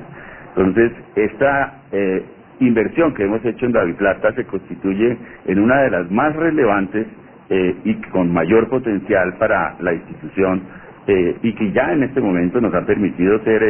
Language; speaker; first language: Spanish; native; Spanish